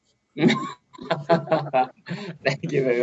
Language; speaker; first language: English; non-native, learner; Japanese